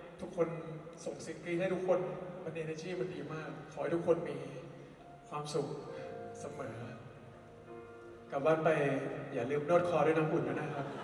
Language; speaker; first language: Thai; native; Thai